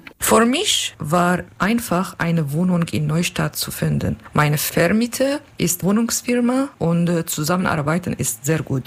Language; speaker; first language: German; non-native, learner; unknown